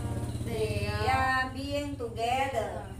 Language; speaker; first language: English; non-native, learner; Indonesian